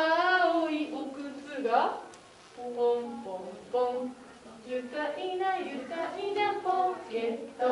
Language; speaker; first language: Japanese; native; Japanese